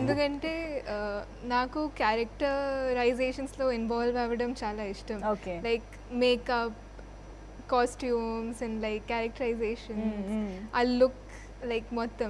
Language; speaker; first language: Telugu; non-native, fluent; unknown